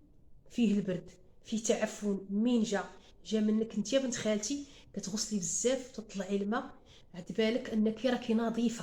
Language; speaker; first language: Arabic; native; Arabic